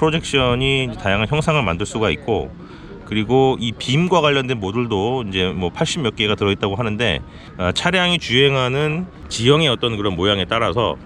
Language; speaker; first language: Korean; native; Korean